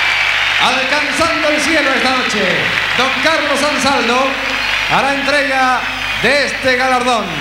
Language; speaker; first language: Spanish; native; Spanish